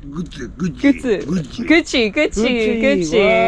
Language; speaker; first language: Japanese; native; Japanese